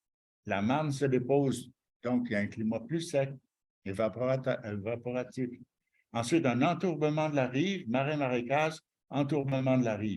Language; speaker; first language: French; native; French